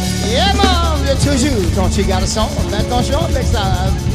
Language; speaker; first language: English; early bilingual, other home language; French